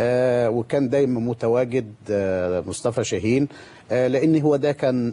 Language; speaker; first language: Arabic; native; Arabic